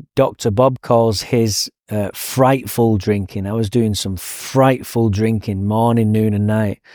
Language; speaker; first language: English; native; English